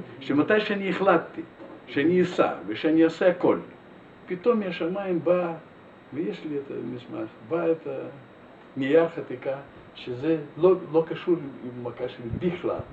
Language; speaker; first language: Hebrew; non-native, fluent; Russian